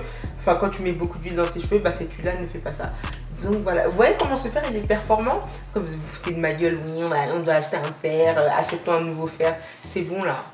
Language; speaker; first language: French; native; French